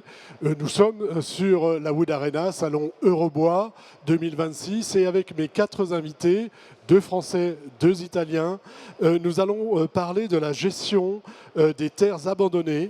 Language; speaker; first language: French; native; French